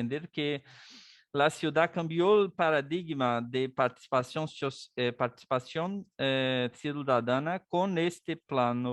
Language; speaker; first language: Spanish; non-native, learner; Portuguese